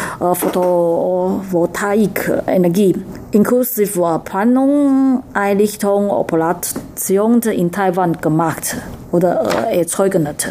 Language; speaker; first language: German; non-native, learner; Chinese